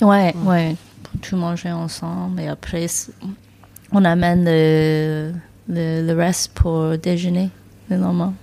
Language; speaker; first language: French; non-native, fluent; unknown